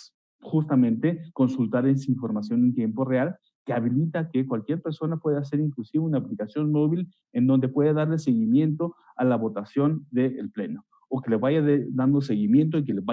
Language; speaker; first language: Spanish; native; Spanish